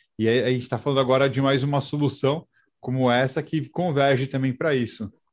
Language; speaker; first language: Portuguese; native; Portuguese